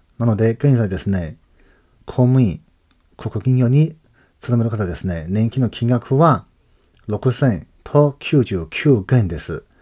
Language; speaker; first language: Japanese; non-native, fluent; Chinese